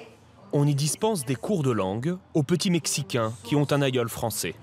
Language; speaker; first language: French; native; French